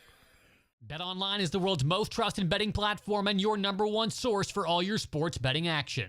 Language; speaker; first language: English; native; English